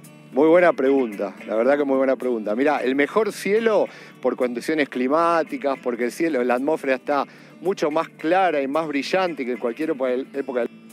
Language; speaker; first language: Spanish; native; Spanish